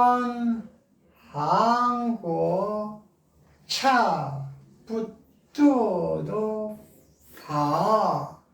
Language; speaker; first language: Chinese; non-native, learner; Korean